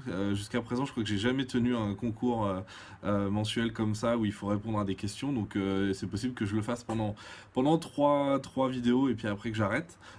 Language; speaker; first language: French; native; French